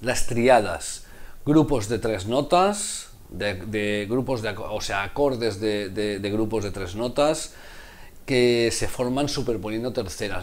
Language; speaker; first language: Spanish; native; Spanish